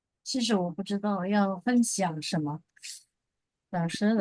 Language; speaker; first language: Chinese; non-native, fluent; Indonesian